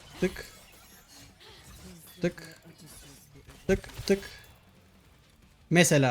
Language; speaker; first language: Turkish; native; Turkish